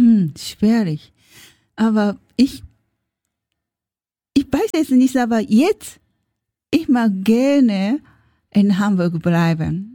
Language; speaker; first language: German; non-native, learner; Japanese